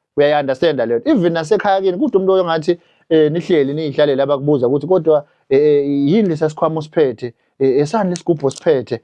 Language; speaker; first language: Zulu; non-native, local second language; Swati